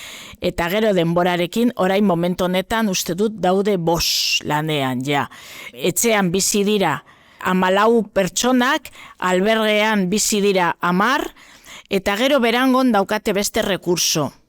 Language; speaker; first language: Basque; non-native, local second language; Spanish